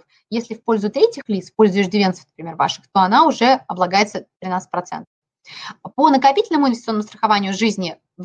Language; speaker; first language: Russian; native; Russian